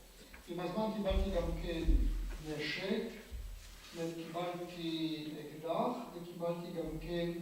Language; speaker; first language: Hebrew; non-native, fluent; Polish